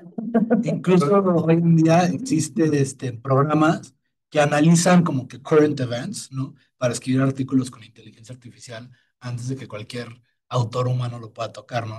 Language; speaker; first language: Spanish; native; Spanish